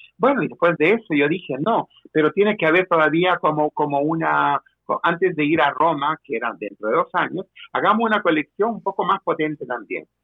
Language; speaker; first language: Spanish; native; Spanish